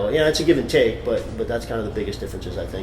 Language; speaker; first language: English; native; English